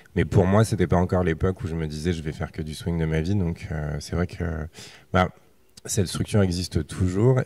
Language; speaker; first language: French; native; French